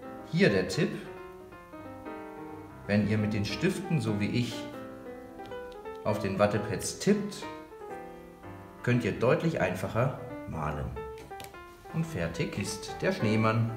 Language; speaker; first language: German; native; German